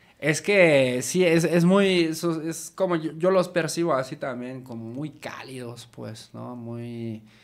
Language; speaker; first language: Spanish; native; Spanish